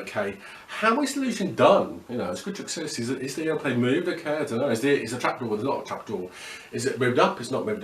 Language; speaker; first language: English; native; English